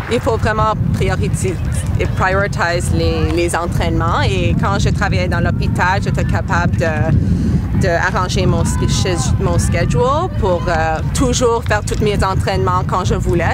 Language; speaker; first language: French; non-native, local second language; English